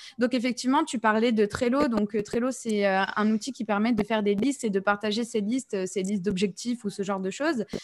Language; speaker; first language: French; native; French